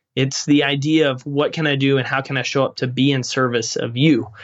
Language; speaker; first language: English; native; English